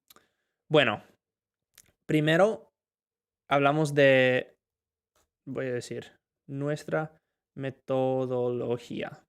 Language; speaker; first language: Spanish; non-native, fluent; English